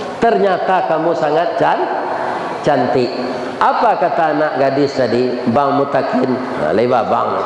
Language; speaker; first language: Malay; non-native, local second language; Minangkabau